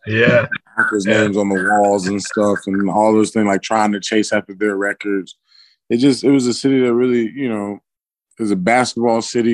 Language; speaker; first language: English; native; English